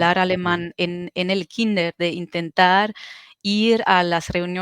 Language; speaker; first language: Spanish; non-native, fluent; German